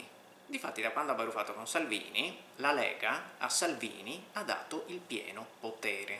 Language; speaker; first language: Italian; native; Italian